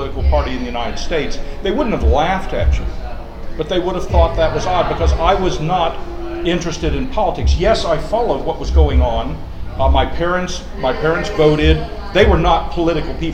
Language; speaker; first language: English; native; English